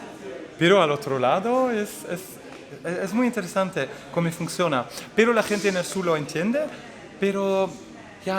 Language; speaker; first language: Spanish; non-native, fluent; Dutch